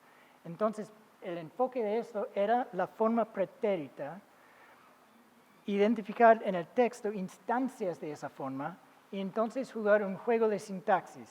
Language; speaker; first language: Spanish; non-native, fluent; English